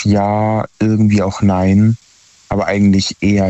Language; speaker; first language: German; native; German